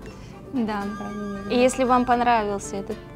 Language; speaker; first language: Russian; native; Russian